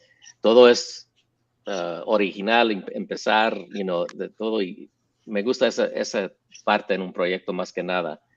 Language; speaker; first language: Spanish; early bilingual, heritage; English